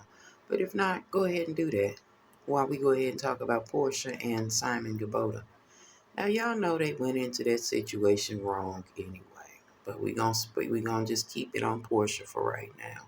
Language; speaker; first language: English; native; English